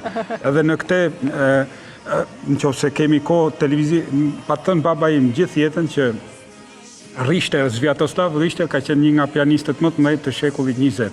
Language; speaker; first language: Albanian; native; Albanian